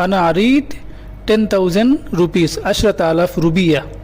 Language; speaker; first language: Arabic; non-native, learner; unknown